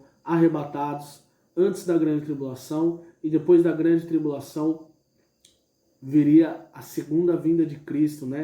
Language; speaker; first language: Portuguese; native; Portuguese